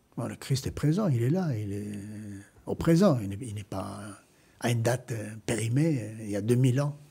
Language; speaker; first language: French; non-native, fluent; Greek